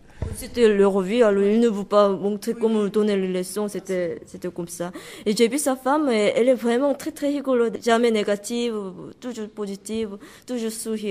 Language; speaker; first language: French; non-native, learner; Korean